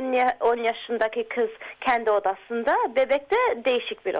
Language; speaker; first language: Turkish; early bilingual, heritage; Turkish